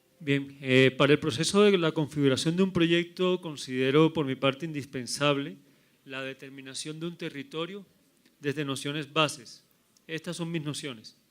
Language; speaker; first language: Spanish; native; Spanish